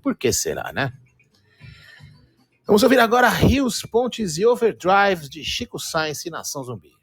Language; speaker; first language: Portuguese; native; Portuguese